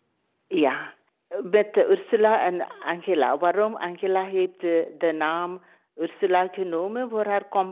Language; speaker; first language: Dutch; non-native, learner; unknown